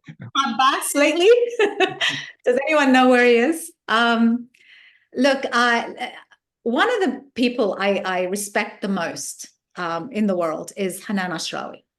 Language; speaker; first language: English; non-native, fluent; Arabic